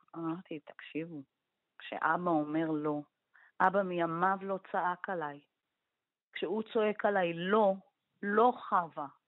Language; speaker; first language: Hebrew; native; Hebrew